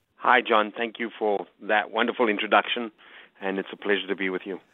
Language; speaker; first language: English; native; English